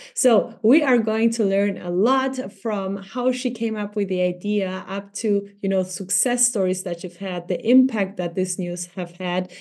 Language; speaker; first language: English; non-native, fluent; Spanish